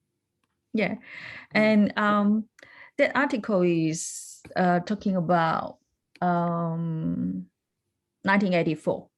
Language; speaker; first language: English; non-native, learner; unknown